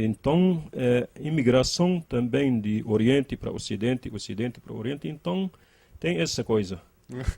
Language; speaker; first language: Portuguese; non-native, learner; Arabic